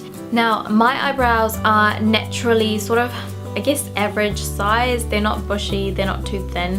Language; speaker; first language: English; non-native, local second language; Sinhala